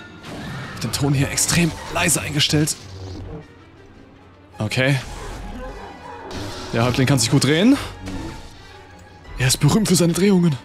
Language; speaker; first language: German; native; German